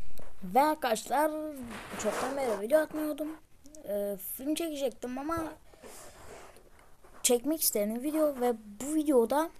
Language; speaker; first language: Turkish; early bilingual, heritage; Turkish